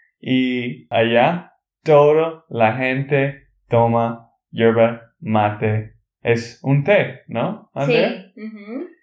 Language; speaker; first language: Spanish; non-native, learner; English